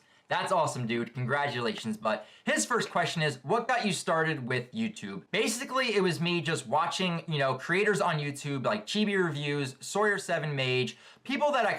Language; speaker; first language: English; native; English